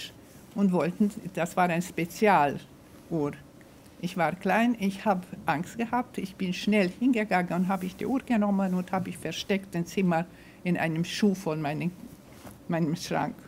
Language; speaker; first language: German; non-native, fluent; Romanian